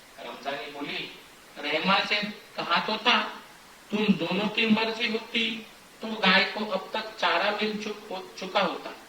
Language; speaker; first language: Hindi; non-native, local second language; Marathi